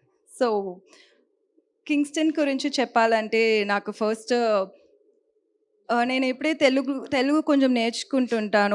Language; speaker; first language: Telugu; non-native, learner; Tamil